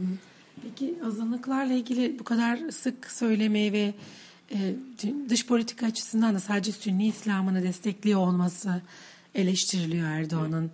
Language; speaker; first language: Turkish; native; Turkish